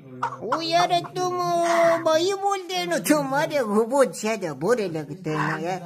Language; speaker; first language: Hindi; non-native, local second language; Pashto